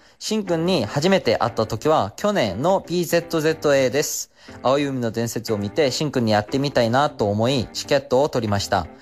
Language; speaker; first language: Japanese; non-native, fluent; Korean